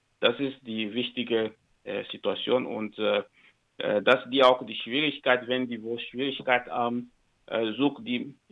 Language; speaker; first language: German; non-native, learner; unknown